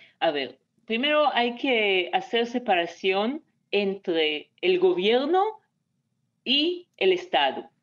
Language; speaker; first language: Spanish; non-native, fluent; Hebrew